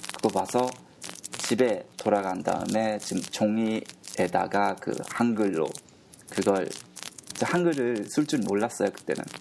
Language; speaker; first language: Korean; non-native, fluent; Japanese